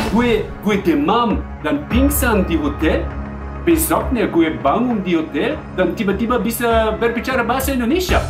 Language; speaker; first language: Indonesian; non-native, fluent; German